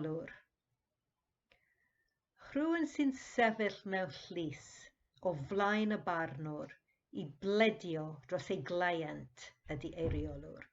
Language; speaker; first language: Welsh; non-native, fluent; English